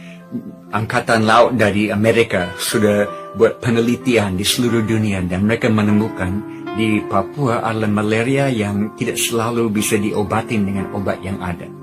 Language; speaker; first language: Indonesian; non-native, fluent; English